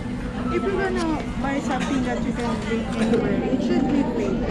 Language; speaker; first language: English; non-native, local second language; Filipino